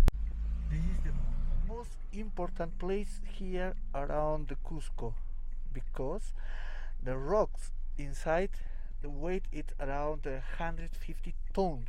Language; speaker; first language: English; non-native, learner; Spanish